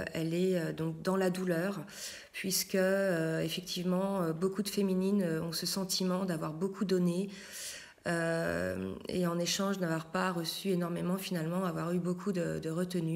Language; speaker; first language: French; native; French